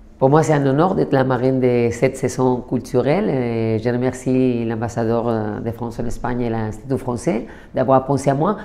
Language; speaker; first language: French; non-native, fluent; Spanish